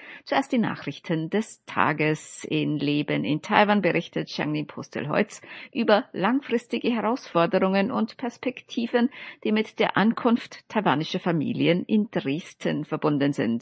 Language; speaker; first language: German; native; German